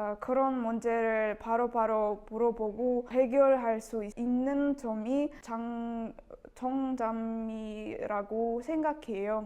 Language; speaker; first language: Korean; non-native, learner; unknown